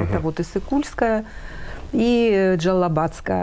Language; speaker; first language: Russian; native; Russian